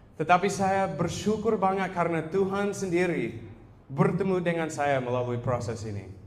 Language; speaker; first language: Indonesian; non-native, fluent; English